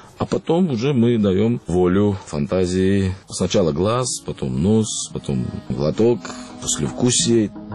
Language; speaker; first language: Russian; non-native, local second language; Georgian